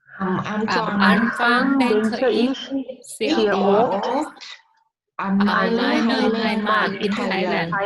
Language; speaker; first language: German; non-native, learner; Thai